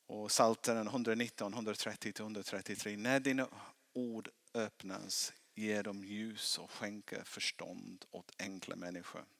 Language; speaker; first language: Swedish; non-native, fluent; English